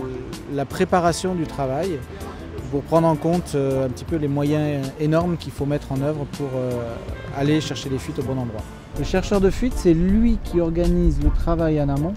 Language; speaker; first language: French; native; French